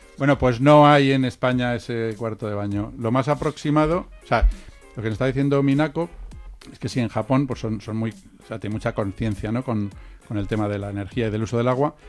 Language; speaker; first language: Spanish; native; Spanish